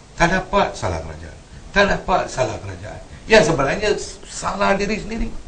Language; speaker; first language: Malay; non-native, local second language; Tamil